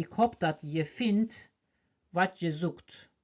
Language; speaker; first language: Dutch; non-native, learner; Turkish